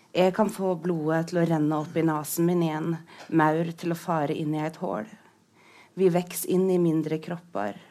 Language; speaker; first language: Norwegian; native; Norwegian